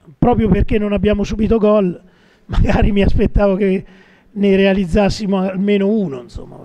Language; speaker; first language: Italian; native; Italian